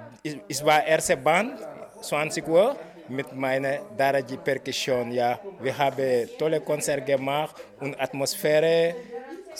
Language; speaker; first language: German; non-native, learner; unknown